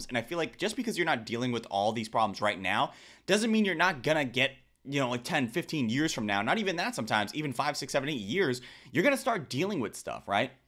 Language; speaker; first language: English; native; English